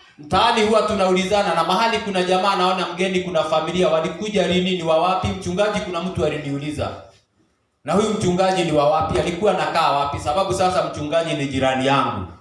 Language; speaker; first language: Swahili; non-native, local second language; Kikuyu